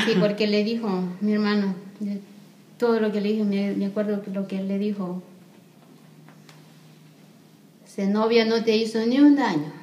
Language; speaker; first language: Spanish; native; Spanish